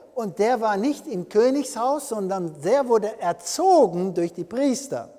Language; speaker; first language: German; early bilingual, heritage; German